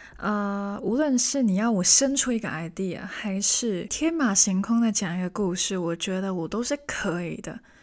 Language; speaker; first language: Chinese; non-native, local second language; Cantonese